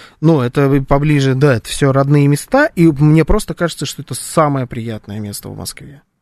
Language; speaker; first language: Russian; native; Russian